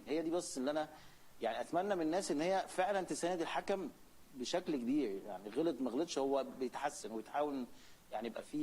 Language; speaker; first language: Arabic; native; Arabic